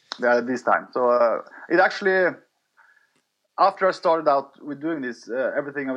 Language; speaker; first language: English; non-native, fluent; Norwegian